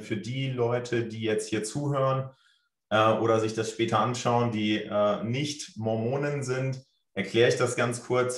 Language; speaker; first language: German; native; German